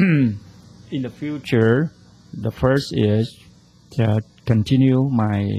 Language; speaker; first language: English; non-native, fluent; Vietnamese